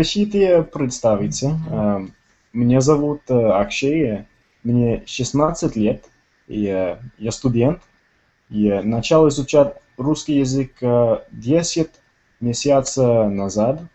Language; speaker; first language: Russian; non-native, learner; Tamil